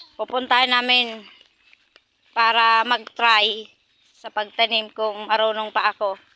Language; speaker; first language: Filipino; non-native, local second language; Masbatenyo